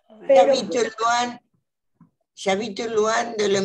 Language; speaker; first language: French; non-native, learner; Spanish